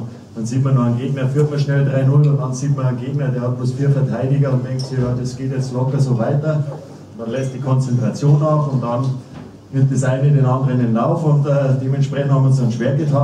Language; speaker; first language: German; native; German